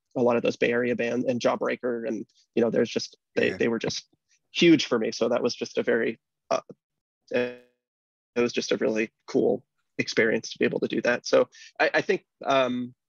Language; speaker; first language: English; native; English